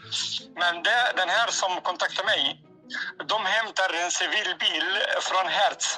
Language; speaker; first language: Swedish; non-native, learner; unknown